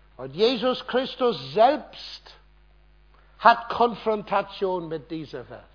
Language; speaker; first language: German; non-native, fluent; English